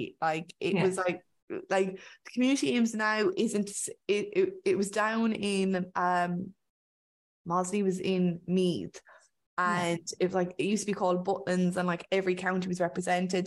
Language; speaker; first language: English; native; English